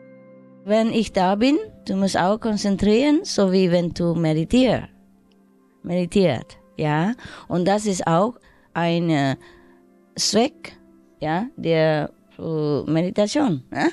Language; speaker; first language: German; non-native, learner; Vietnamese